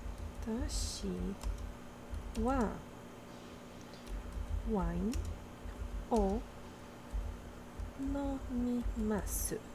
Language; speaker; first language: Japanese; non-native, learner; Portuguese